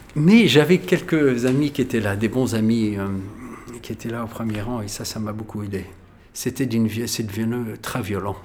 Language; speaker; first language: French; native; French